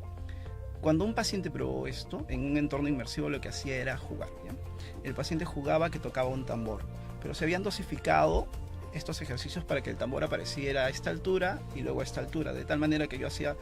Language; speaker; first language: Spanish; native; Spanish